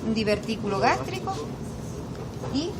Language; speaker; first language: Spanish; native; Spanish